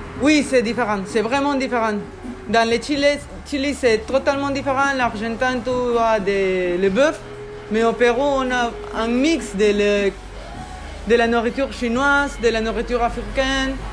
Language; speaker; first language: French; non-native, learner; Spanish